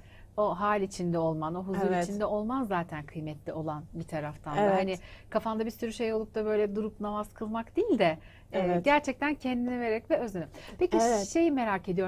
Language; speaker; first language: Turkish; native; Turkish